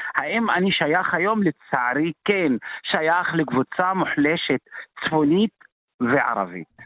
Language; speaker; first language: Hebrew; non-native, local second language; Arabic